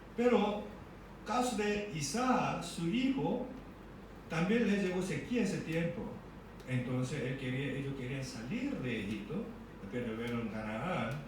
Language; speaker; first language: Spanish; non-native, fluent; Korean